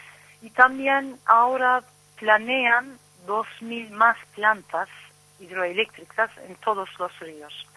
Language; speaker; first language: Spanish; non-native, fluent; Turkish